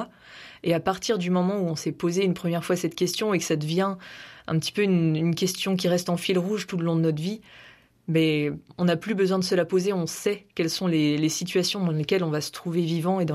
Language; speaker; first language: French; native; French